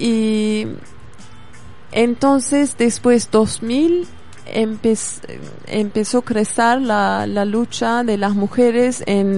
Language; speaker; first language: Spanish; non-native, fluent; Kurdish